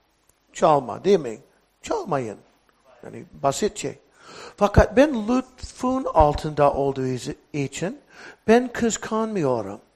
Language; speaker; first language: Turkish; non-native, fluent; English